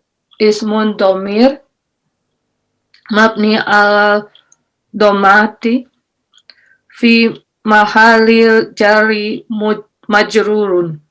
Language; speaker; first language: Arabic; non-native, learner; Indonesian